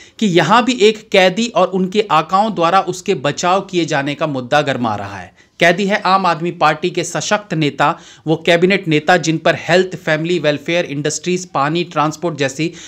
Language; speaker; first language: Hindi; native; Hindi